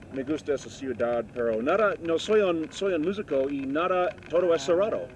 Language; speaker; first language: Spanish; non-native, learner; English